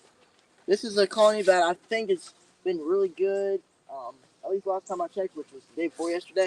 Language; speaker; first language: English; native; English